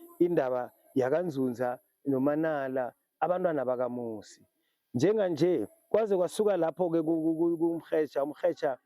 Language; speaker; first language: Zulu; non-native, local second language; South Ndebele